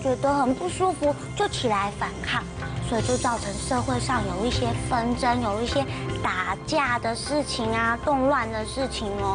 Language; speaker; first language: Chinese; native; Chinese